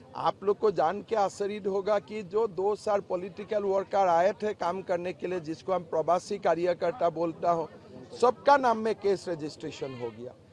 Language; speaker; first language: Hindi; non-native, local second language; Assamese